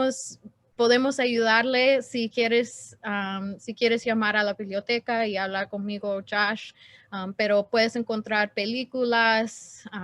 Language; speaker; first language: Spanish; non-native, learner; English